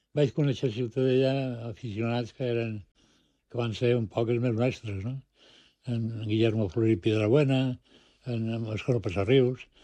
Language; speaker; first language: Catalan; non-native, local second language; Spanish